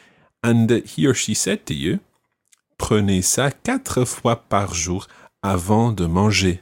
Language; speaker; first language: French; non-native, fluent; English